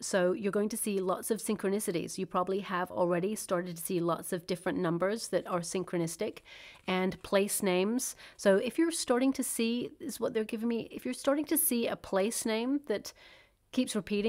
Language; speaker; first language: English; native; English